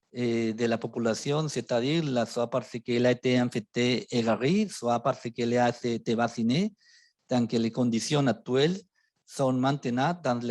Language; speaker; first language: French; non-native, fluent; Spanish